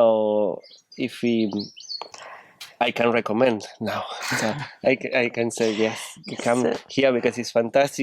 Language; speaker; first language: English; non-native, learner; Spanish